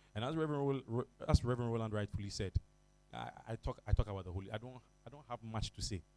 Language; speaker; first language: English; non-native, local second language; Ga